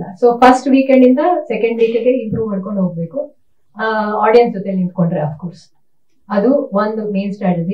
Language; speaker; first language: Kannada; native; Kannada